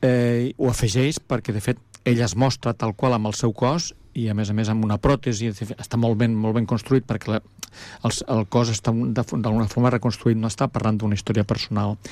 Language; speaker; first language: Catalan; native; Catalan